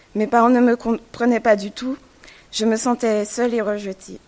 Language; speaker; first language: French; native; French